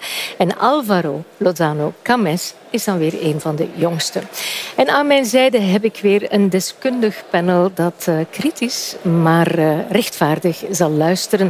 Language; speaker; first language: Dutch; native; Dutch